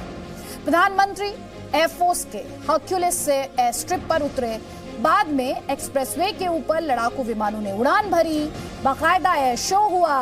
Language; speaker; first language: Hindi; native; Hindi